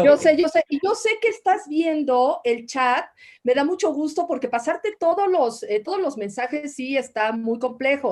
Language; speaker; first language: Spanish; native; Spanish